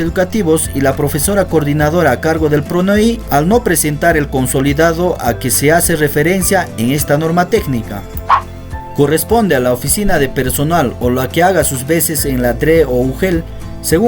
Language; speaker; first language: Spanish; native; Spanish